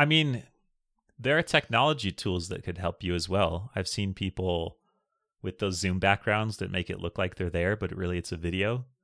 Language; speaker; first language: English; native; English